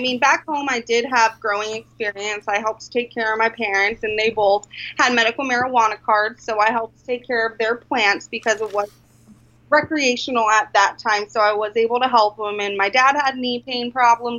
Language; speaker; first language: English; native; English